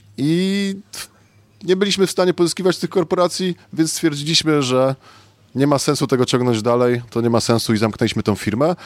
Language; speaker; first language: Polish; native; Polish